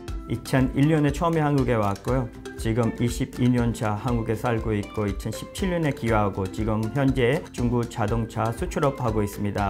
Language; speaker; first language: Korean; non-native, fluent; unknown